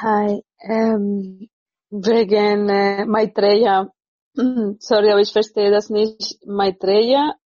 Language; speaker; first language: German; non-native, fluent; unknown